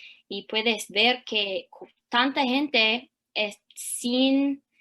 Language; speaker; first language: Spanish; early bilingual, heritage; English